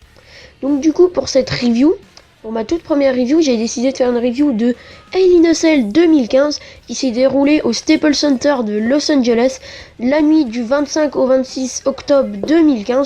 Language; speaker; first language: French; native; French